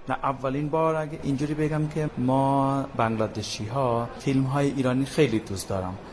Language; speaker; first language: Persian; non-native, fluent; Bangla